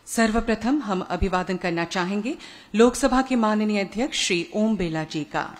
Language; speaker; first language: Hindi; non-native, local second language; Assamese